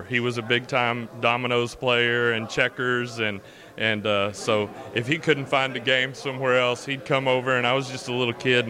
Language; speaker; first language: English; native; English